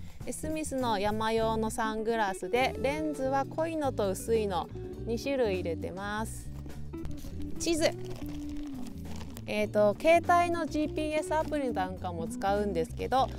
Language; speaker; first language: Japanese; native; Japanese